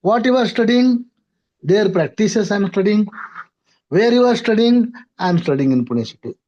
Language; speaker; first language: English; non-native, local second language; Marathi